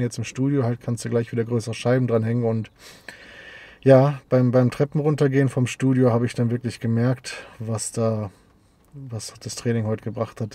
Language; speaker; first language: German; native; German